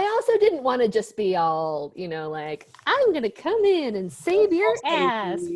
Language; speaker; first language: English; native; English